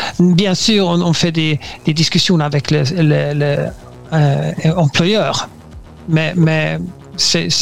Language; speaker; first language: French; non-native, learner; Swedish